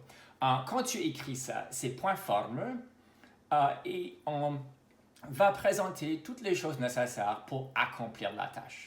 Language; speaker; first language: French; non-native, local second language; English